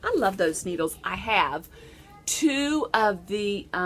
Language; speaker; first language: English; native; English